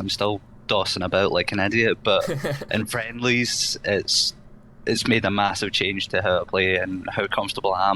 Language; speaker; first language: English; native; English